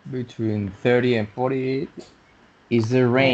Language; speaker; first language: English; non-native, fluent; Spanish